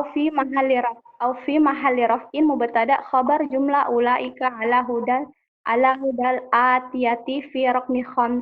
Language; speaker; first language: Arabic; non-native, learner; Indonesian